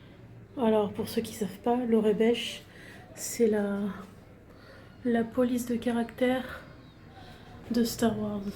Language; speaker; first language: French; native; French